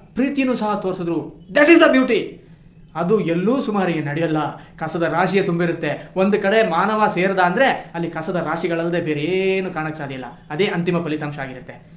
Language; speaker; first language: Kannada; non-native, local second language; Kodava